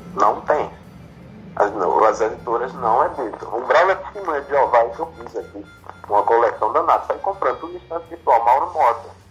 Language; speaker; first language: Portuguese; native; Portuguese